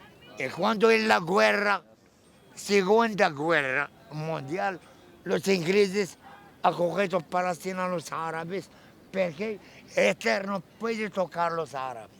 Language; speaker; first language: Spanish; non-native, learner; Arabic